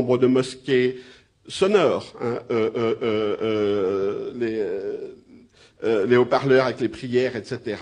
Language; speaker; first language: French; native; French